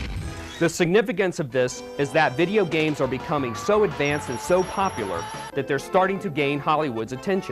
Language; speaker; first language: English; native; English